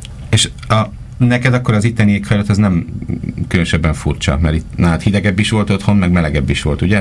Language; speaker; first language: Hungarian; native; Hungarian